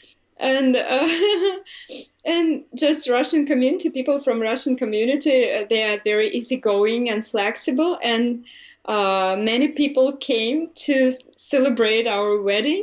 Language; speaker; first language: English; non-native, fluent; Russian